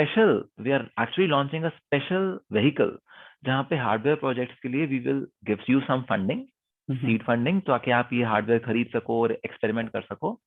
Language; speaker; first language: Hindi; native; Hindi